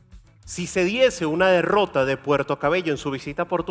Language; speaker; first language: Spanish; native; Spanish